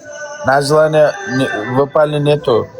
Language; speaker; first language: Russian; non-native, learner; Uzbek